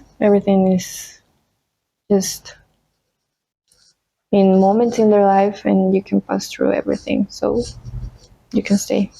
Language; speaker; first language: English; non-native, fluent; Spanish